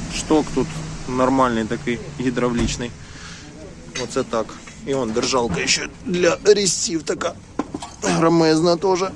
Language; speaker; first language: Ukrainian; non-native, local second language; Russian